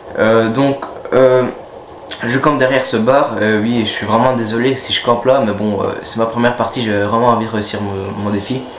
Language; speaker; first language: French; native; French